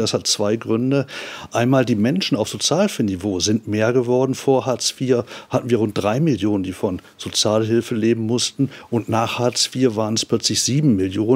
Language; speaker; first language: German; native; German